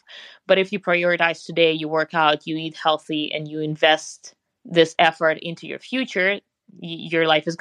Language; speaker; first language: English; non-native, fluent; Russian